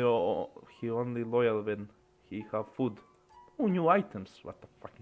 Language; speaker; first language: English; non-native, learner; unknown